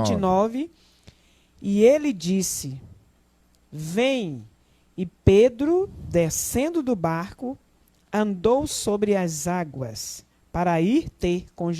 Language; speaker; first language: Portuguese; native; Portuguese